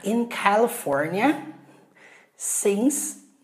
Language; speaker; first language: English; non-native, fluent; Portuguese